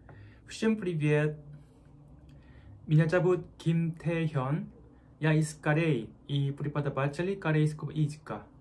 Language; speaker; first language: Russian; non-native, learner; Korean